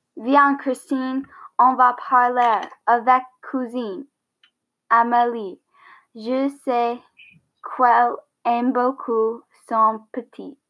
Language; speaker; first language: French; non-native, learner; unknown